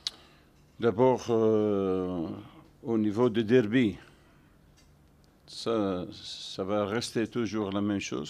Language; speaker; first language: French; non-native, fluent; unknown